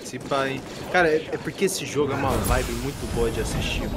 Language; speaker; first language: Portuguese; native; Portuguese